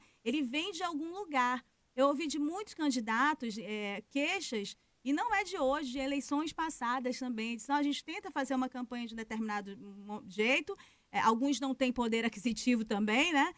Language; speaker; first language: Portuguese; native; Portuguese